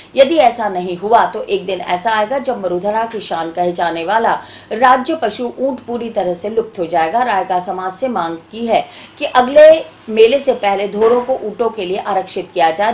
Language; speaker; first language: Hindi; native; Hindi